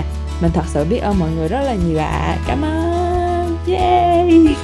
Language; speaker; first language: Vietnamese; native; Vietnamese